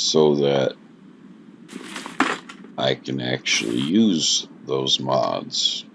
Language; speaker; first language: English; native; English